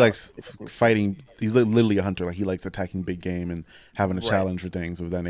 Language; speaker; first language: English; native; English